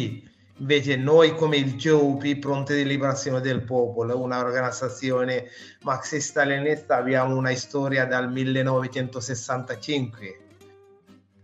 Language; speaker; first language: Italian; non-native, fluent; Sinhala